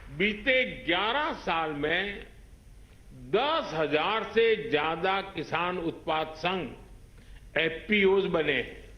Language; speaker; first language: Hindi; non-native, local second language; Gujarati